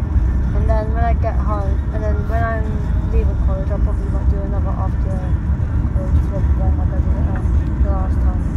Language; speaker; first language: English; native; English